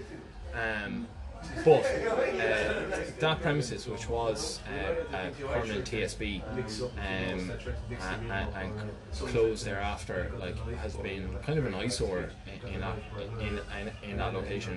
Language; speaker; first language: English; native; English